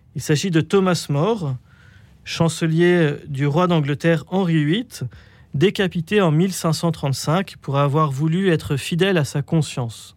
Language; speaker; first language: French; native; French